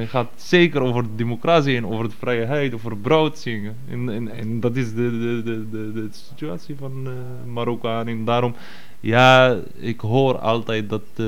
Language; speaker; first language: Dutch; non-native, fluent; Arabic